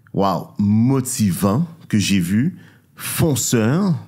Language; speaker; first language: French; native; French